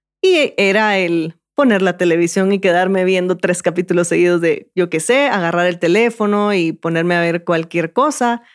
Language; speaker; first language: Spanish; native; Spanish